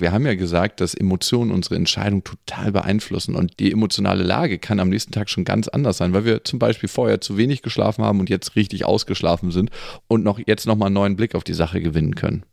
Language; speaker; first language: German; native; German